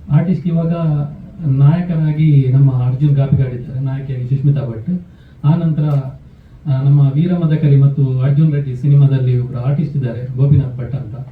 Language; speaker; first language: Kannada; non-native, local second language; Tulu